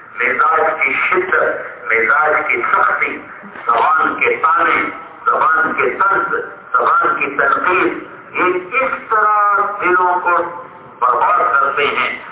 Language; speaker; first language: Urdu; non-native, local second language; Punjabi